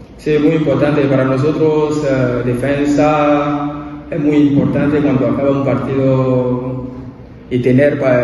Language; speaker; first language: Spanish; non-native, learner; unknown